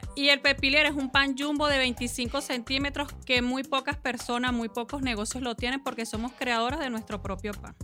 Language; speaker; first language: Spanish; early bilingual, other home language; Portuguese